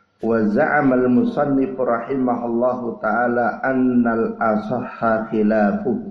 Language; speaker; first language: Arabic; non-native, fluent; Indonesian